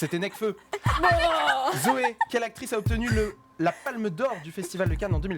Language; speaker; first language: French; native; French